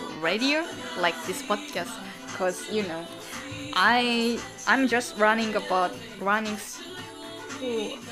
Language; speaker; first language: English; non-native, learner; Japanese